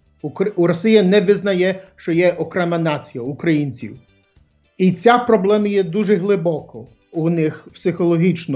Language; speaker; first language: Ukrainian; early bilingual, heritage; English